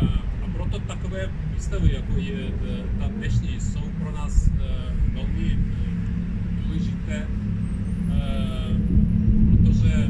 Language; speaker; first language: Czech; non-native, fluent; Ukrainian